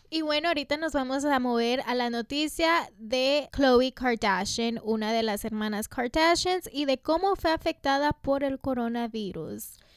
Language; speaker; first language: Spanish; early bilingual, heritage; Spanish